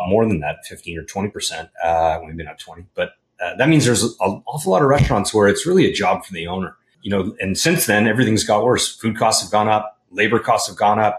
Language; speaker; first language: English; native; English